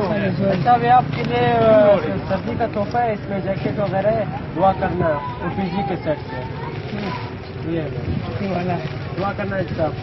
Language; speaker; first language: Hindi; non-native, local second language; Pashto